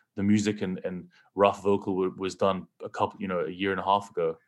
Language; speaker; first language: English; native; English